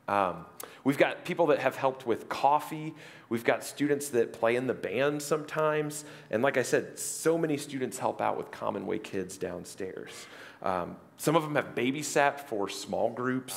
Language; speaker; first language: English; native; English